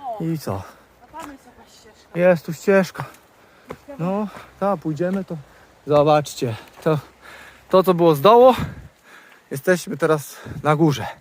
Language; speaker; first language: Polish; native; Polish